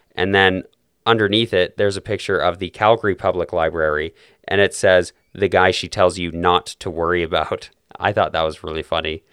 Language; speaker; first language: English; native; English